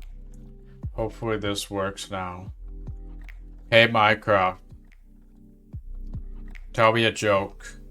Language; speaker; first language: English; native; English